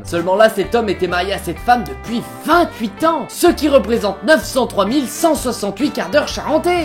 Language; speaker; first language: French; native; French